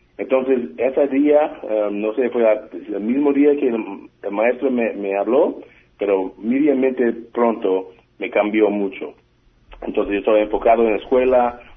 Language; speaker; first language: Spanish; early bilingual, heritage; English